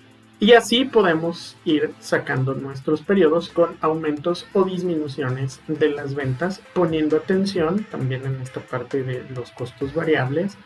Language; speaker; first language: Spanish; native; Spanish